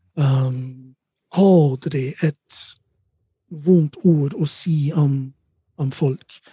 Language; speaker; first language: Norwegian; non-native, fluent; English